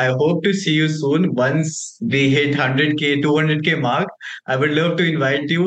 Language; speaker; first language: English; non-native, local second language; Hindi